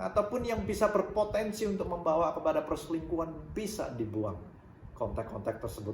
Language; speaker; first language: Indonesian; native; Indonesian